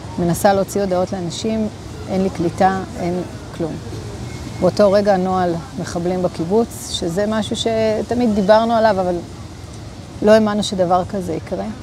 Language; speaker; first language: Hebrew; native; Hebrew